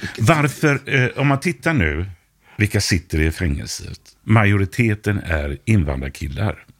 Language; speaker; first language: Swedish; native; Swedish